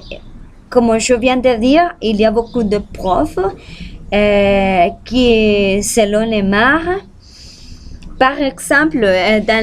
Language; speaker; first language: French; non-native, learner; Spanish